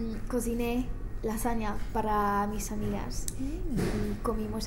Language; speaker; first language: Spanish; non-native, learner; English